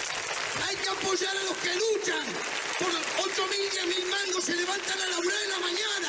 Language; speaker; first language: Spanish; native; Spanish